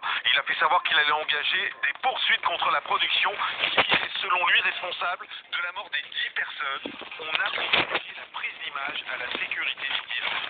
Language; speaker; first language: French; native; French